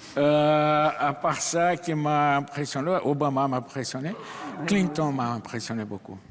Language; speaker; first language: French; non-native, fluent; Portuguese